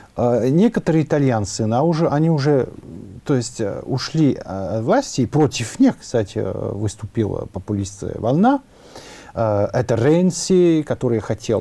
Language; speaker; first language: Russian; non-native, fluent; French